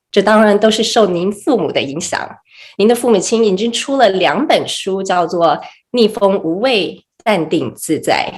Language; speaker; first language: Chinese; native; Chinese